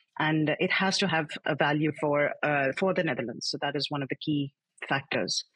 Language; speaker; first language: English; non-native, local second language; Hindi